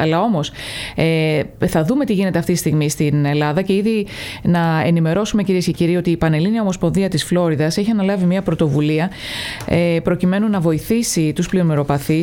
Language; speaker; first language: Greek; native; Greek